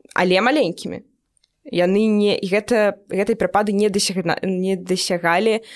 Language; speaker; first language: Belarusian; native; Belarusian